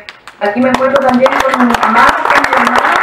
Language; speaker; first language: Spanish; native; Spanish